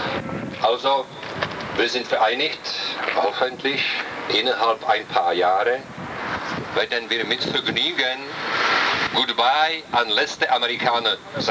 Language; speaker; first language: German; non-native, learner; Czech